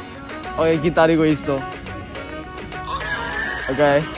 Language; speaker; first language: Korean; non-native, learner; Thai